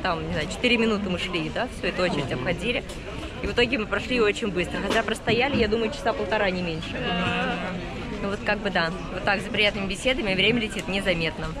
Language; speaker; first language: Russian; native; Russian